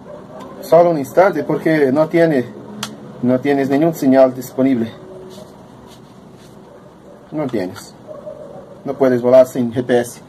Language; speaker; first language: Spanish; non-native, learner; Portuguese